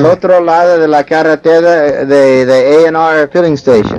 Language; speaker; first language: Spanish; non-native, fluent; English